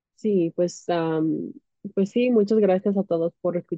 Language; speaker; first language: Spanish; early bilingual, heritage; Spanish